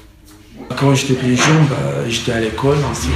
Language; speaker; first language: French; non-native, fluent; Arabic